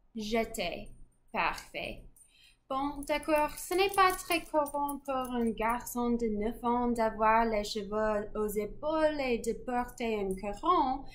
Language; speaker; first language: French; non-native, fluent; English